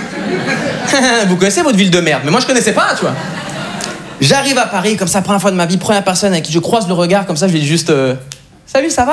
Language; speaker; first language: French; native; French